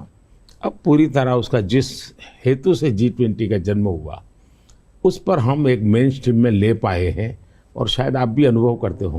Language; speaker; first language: Hindi; native; Hindi